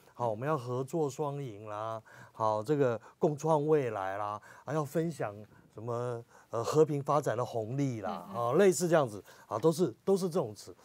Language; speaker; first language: Chinese; native; Chinese